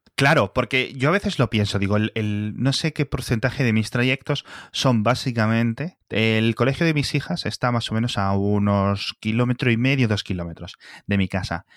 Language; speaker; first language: Spanish; native; Spanish